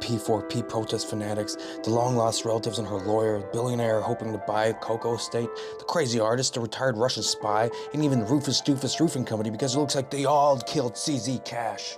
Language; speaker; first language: English; native; English